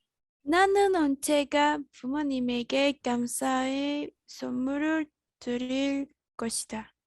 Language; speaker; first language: Korean; non-native, learner; Spanish